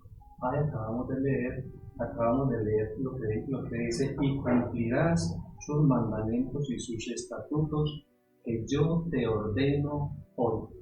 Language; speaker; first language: Spanish; native; Spanish